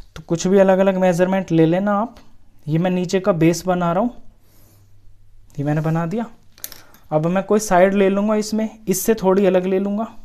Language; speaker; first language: Hindi; native; Hindi